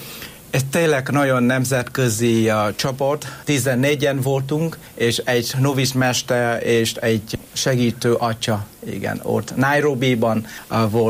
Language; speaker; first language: Hungarian; non-native, learner; Vietnamese